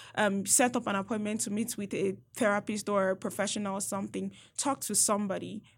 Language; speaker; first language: English; non-native, local second language; Yoruba